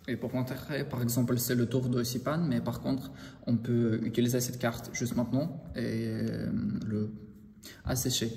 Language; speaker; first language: French; non-native, learner; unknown